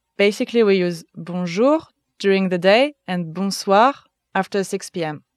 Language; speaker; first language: English; non-native, fluent; French